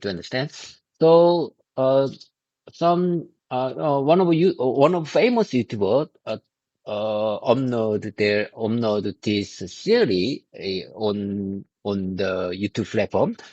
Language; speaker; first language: English; non-native, learner; Korean